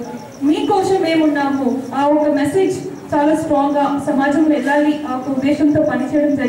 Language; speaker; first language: Telugu; native; Telugu